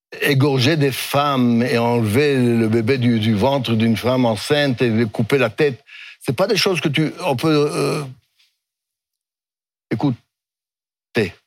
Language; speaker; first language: French; non-native, fluent; Hebrew